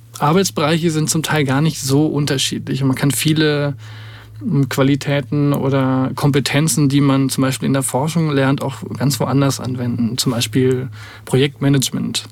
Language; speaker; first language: German; native; German